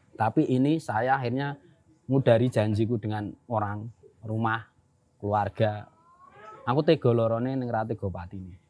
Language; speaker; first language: Indonesian; non-native, local second language; Javanese